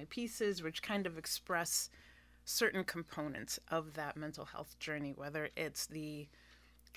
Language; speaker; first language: English; non-native, fluent; Spanish